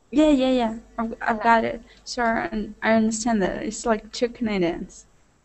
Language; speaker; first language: English; non-native, learner; Russian